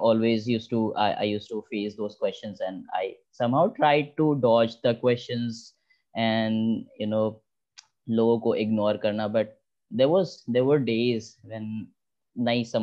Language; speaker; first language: English; non-native, local second language; Hindi